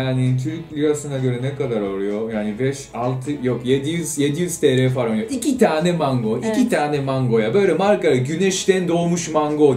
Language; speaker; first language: Turkish; non-native, fluent; Japanese